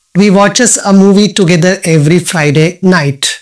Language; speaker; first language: English; non-native, local second language; Kannada